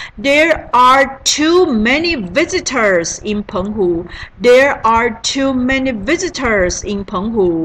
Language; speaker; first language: English; non-native, learner; Chinese